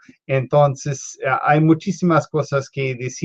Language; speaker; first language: Spanish; non-native, fluent; English